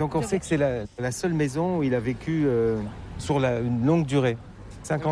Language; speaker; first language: French; native; French